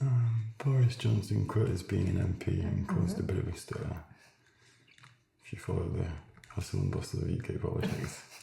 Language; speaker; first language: English; native; English